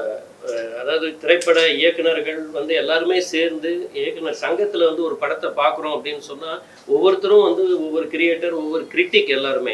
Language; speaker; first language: Tamil; native; Tamil